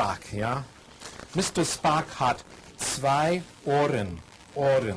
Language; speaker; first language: German; non-native, fluent; English